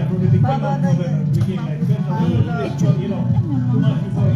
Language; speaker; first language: English; non-native, learner; Indonesian